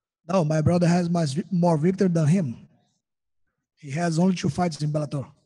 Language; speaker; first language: English; non-native, learner; Portuguese